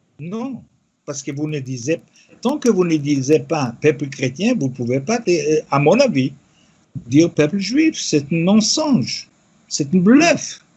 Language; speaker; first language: French; non-native, fluent; Yiddish